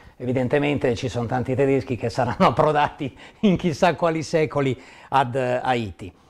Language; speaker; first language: Italian; native; Italian